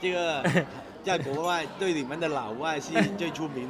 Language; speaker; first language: Chinese; native; Chinese